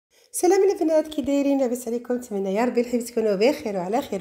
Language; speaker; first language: Arabic; native; Arabic